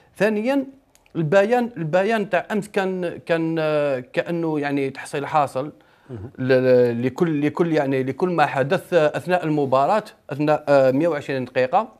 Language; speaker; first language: Arabic; native; Arabic